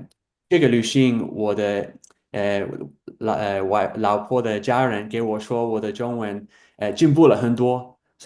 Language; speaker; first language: Chinese; non-native, fluent; English